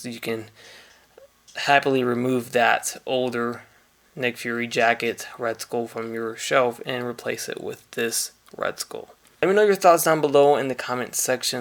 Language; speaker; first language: English; native; English